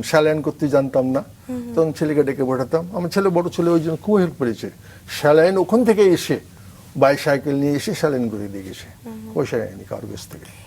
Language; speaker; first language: Bangla; native; Bangla